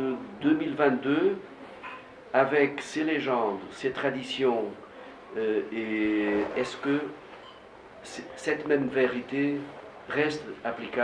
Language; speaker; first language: French; non-native, fluent; Portuguese